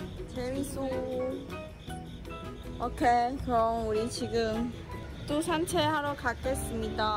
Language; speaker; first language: Korean; non-native, learner; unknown